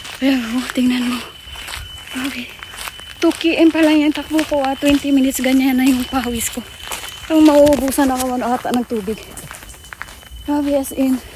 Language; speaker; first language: Filipino; non-native, local second language; Cebuano